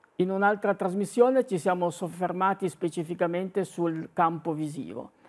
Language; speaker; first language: Italian; native; Italian